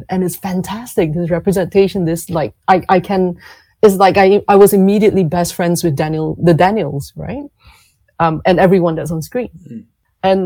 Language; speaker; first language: English; non-native, local second language; Cantonese